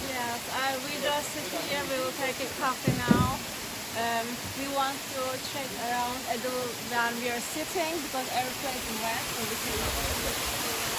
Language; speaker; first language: English; non-native, learner; Turkish